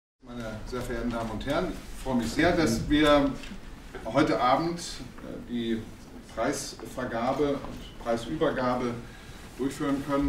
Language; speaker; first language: German; native; German